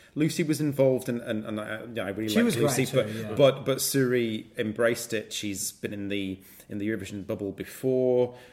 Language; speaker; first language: English; native; English